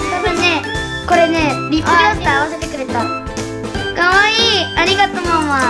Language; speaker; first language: Japanese; native; Japanese